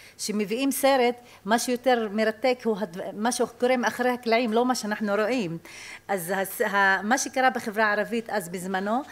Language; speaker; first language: Hebrew; non-native, local second language; Arabic